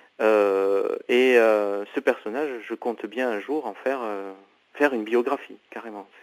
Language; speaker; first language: French; non-native, fluent; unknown